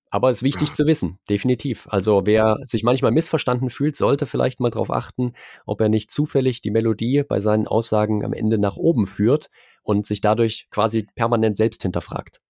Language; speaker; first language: German; native; German